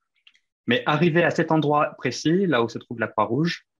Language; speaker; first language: French; native; French